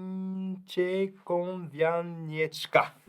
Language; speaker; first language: Polish; non-native, learner; English